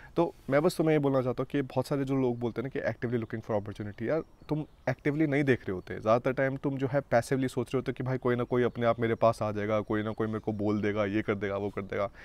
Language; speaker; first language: Hindi; native; Hindi